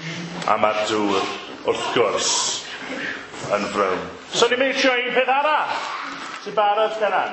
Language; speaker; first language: Welsh; native; Welsh